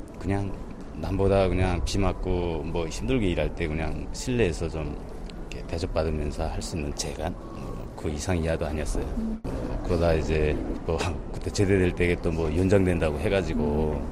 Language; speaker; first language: Korean; native; Korean